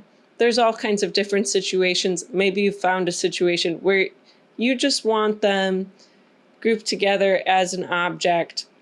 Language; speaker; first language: English; native; English